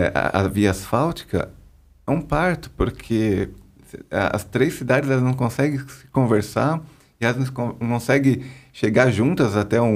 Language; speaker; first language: Portuguese; native; Portuguese